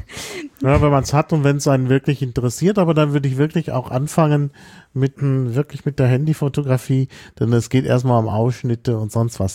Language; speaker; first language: German; native; German